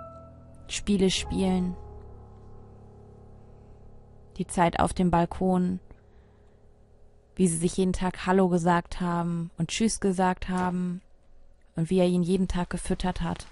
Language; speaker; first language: German; native; German